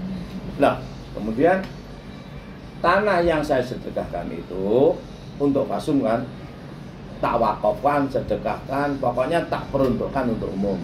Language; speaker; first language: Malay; non-native, local second language; Javanese